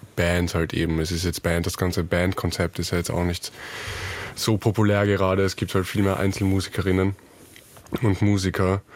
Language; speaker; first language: German; native; German